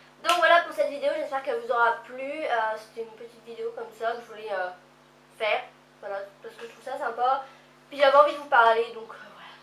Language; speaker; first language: French; native; French